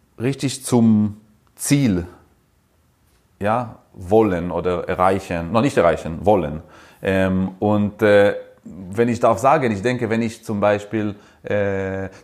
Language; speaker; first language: German; non-native, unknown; Italian